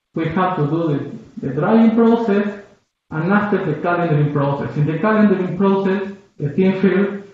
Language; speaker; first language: English; non-native, fluent; Spanish